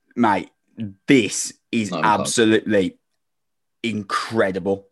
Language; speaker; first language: English; native; English